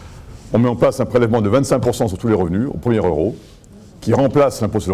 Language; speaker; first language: French; native; French